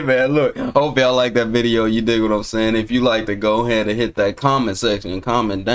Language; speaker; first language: English; native; English